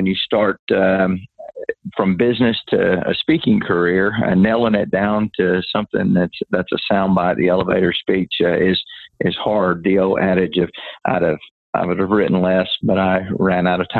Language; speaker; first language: English; native; English